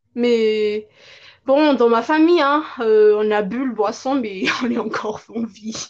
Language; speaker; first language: French; non-native, local second language; Malagasy